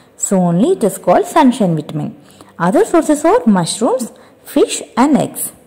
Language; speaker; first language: English; non-native, local second language; Telugu